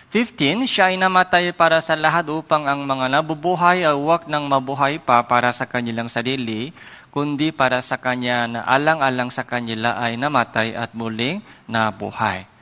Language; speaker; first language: Filipino; non-native, fluent; Korean